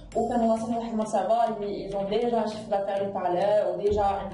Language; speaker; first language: French; non-native, local second language; Arabic